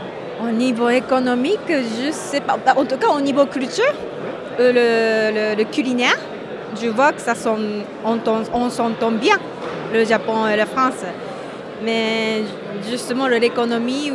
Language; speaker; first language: French; non-native, fluent; Japanese